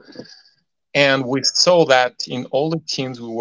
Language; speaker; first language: English; non-native, fluent; French